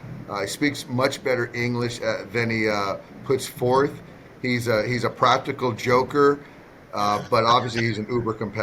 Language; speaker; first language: English; native; English